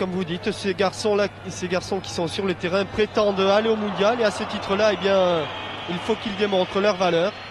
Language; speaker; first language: French; native; French